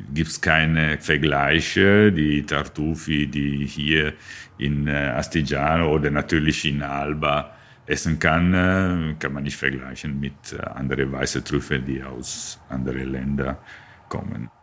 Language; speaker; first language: German; non-native, learner; Italian